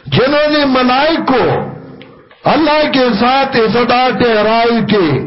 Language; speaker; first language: Urdu; non-native, local second language; Pashto